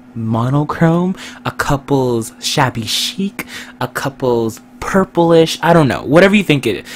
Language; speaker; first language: English; native; English